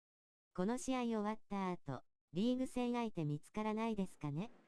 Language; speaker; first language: Japanese; native; Japanese